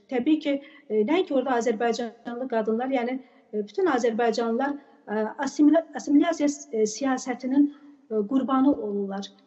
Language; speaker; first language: Azerbaijani; native; Azerbaijani